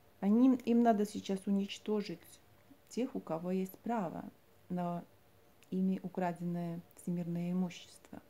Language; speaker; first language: Russian; non-native, local second language; Latvian